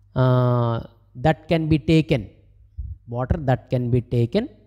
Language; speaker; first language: English; non-native, local second language; Telugu